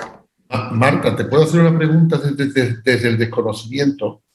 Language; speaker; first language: Spanish; native; Spanish